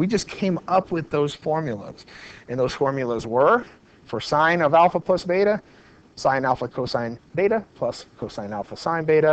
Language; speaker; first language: English; native; English